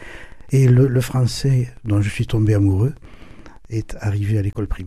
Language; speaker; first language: French; native; French